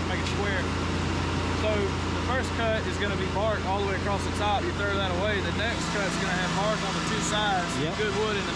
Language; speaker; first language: English; native; English